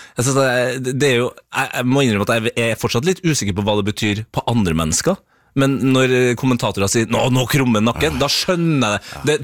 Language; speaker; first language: Norwegian; native; Norwegian